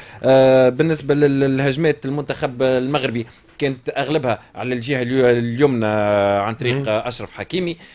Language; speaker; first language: Arabic; native; Arabic